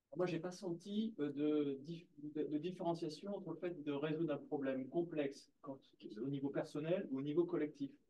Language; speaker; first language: French; native; French